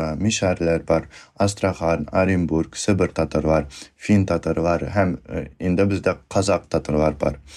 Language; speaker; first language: Tatar; non-native, fluent; Russian